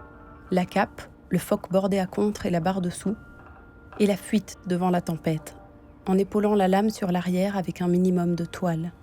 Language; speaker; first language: French; native; French